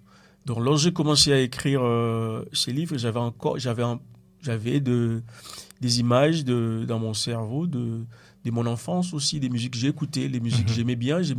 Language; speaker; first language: French; non-native, local second language; Lingala